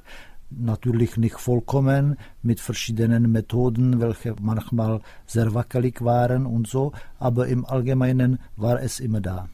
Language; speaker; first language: German; non-native, fluent; Czech